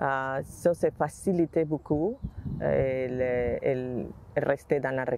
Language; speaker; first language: French; non-native, learner; Spanish